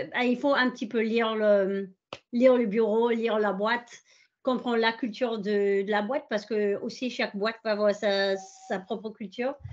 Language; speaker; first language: French; non-native, fluent; English